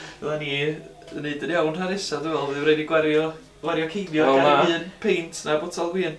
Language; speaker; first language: Welsh; native; Welsh